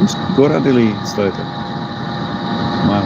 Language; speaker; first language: Russian; non-native, learner; English